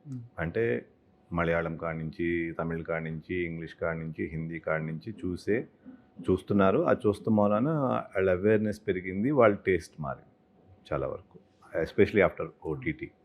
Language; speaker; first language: Telugu; native; Telugu